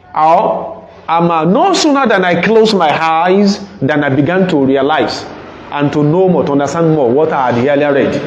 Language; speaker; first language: English; non-native, local second language; Yoruba